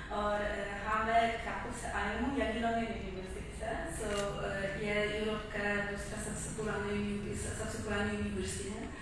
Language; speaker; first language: Urdu; non-native, fluent; Polish